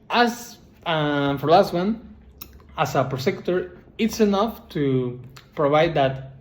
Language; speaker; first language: English; non-native, learner; Spanish